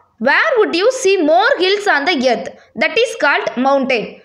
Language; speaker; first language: English; non-native, local second language; Tamil